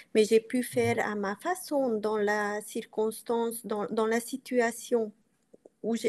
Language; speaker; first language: French; non-native, fluent; Romanian